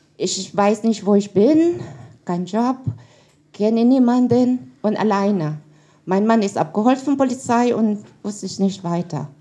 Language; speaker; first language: German; non-native, learner; Filipino